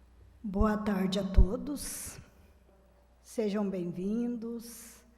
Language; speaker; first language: Portuguese; native; Portuguese